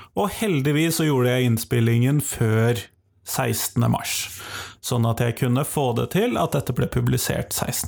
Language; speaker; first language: Norwegian; native; Norwegian